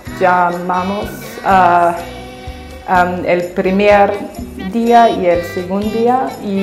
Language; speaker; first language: Spanish; non-native, learner; German